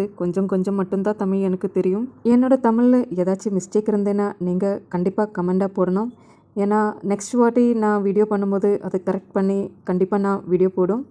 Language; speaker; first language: Tamil; non-native, fluent; Malayalam